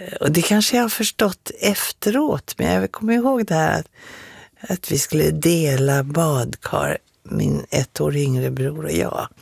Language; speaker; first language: Swedish; native; Swedish